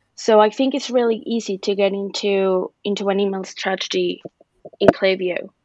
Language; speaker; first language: English; non-native, fluent; Spanish